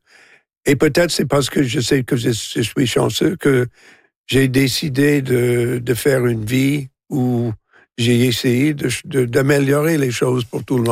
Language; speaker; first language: French; non-native, local second language; English